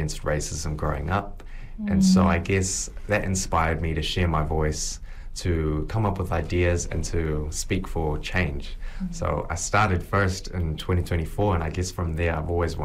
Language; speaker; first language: English; native; English